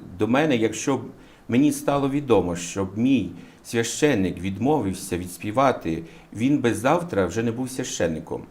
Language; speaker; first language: Ukrainian; native; Ukrainian